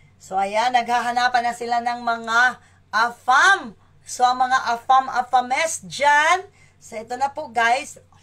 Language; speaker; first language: Filipino; native; Filipino